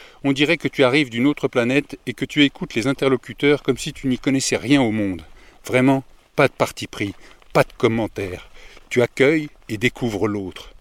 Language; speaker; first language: French; native; French